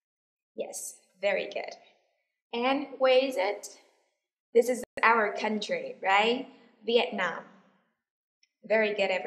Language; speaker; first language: English; non-native, fluent; Vietnamese